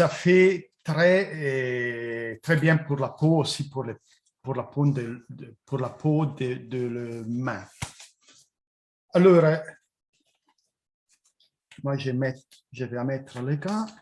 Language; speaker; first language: French; non-native, fluent; Italian